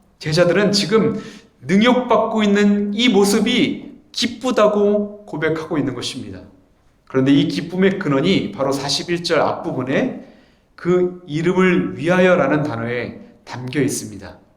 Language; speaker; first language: Korean; native; Korean